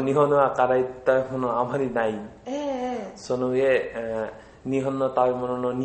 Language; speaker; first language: Japanese; non-native, learner; Bangla